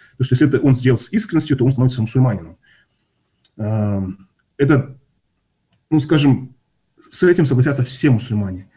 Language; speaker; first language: Russian; non-native, local second language; Kazakh